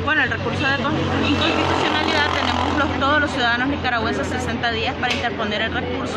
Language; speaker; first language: Spanish; native; Spanish